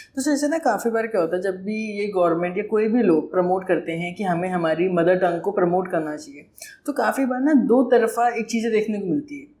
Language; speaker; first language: Hindi; native; Hindi